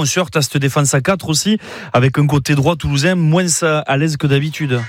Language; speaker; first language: French; native; French